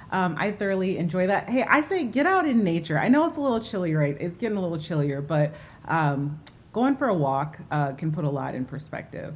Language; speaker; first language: English; early bilingual, other home language; Yoruba